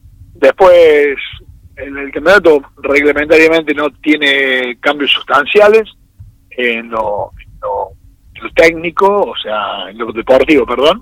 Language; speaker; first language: Spanish; native; Spanish